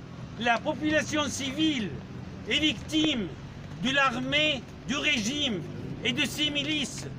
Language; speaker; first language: French; non-native, fluent; Arabic